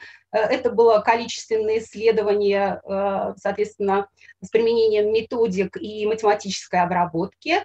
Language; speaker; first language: Russian; native; Russian